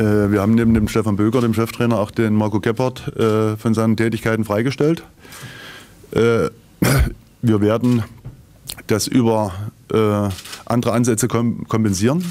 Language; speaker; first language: German; native; German